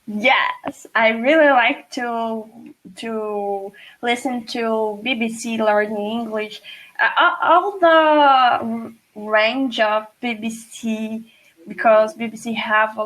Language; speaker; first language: English; non-native, fluent; Portuguese